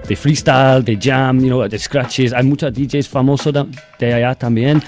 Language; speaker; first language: Spanish; non-native, learner; English